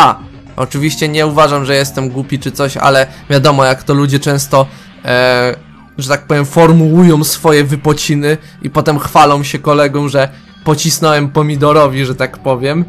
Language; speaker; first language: Polish; native; Polish